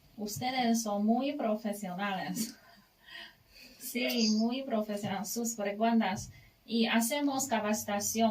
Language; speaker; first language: Spanish; non-native, learner; Chinese